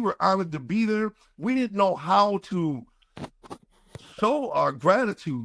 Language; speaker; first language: English; native; English